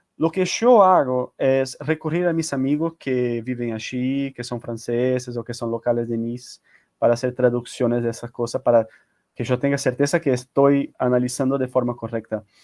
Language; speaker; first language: Spanish; non-native, fluent; Portuguese